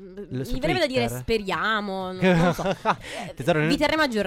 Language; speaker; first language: Italian; native; Italian